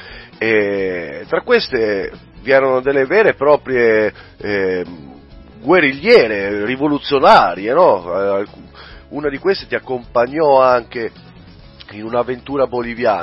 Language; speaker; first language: Italian; native; Italian